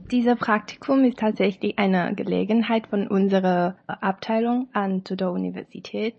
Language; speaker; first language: German; non-native, learner; Chinese